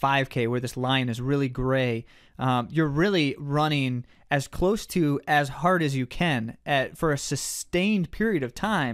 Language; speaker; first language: English; native; English